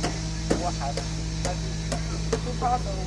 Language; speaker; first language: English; non-native, learner; Chinese